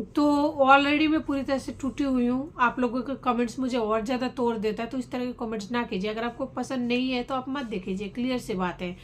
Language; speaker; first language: Hindi; non-native, local second language; Bangla